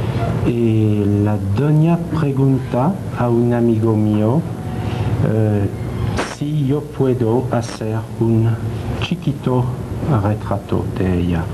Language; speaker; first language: Spanish; non-native, learner; French